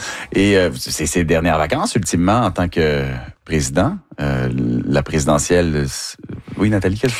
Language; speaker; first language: French; native; French